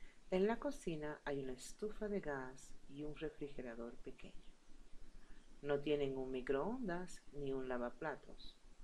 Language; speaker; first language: Spanish; native; Spanish